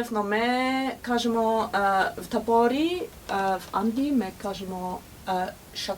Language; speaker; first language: Ukrainian; early bilingual, heritage; English